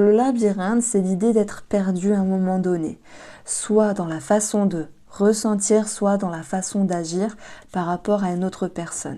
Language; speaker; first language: French; native; French